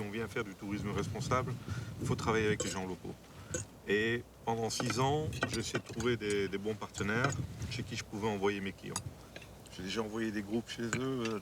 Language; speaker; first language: French; native; French